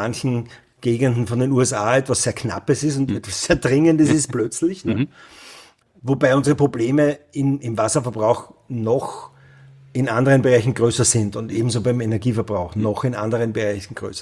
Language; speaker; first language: German; native; German